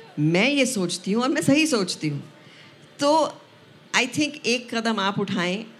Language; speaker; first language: Hindi; non-native, local second language; Punjabi